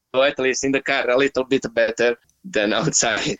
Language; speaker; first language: English; non-native, learner; Italian